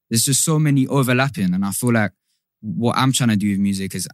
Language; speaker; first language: English; native; English